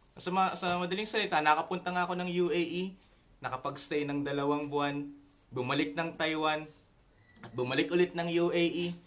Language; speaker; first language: Filipino; native; Filipino